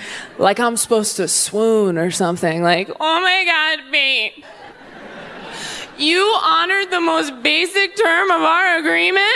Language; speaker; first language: English; native; English